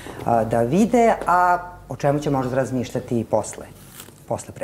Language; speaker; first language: Serbian; native; Serbian